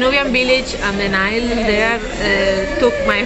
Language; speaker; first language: English; non-native, fluent; Spanish